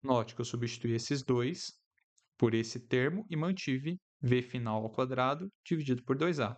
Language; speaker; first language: Portuguese; native; Portuguese